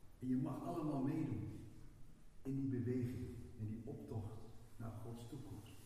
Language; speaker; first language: Dutch; native; Dutch